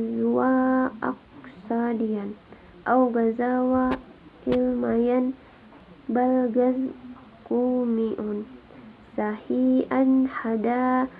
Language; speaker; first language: Arabic; non-native, learner; Indonesian